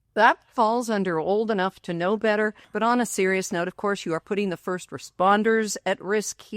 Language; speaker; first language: English; native; English